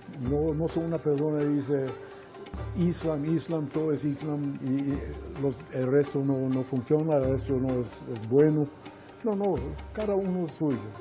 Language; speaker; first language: Spanish; non-native, fluent; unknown